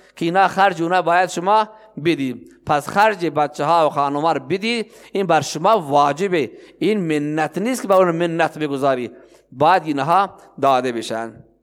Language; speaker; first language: Persian; non-native, local second language; Baluchi